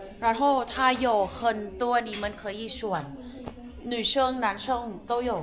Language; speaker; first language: Chinese; non-native, fluent; Thai